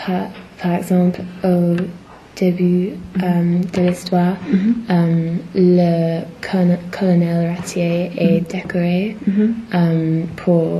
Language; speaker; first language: French; non-native, learner; English